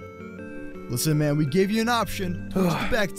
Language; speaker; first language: English; native; English